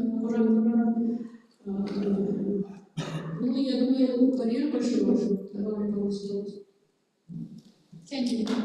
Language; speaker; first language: Russian; native; Russian